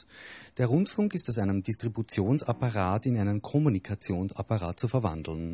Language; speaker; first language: German; native; German